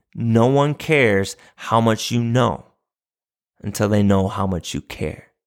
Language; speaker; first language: English; native; English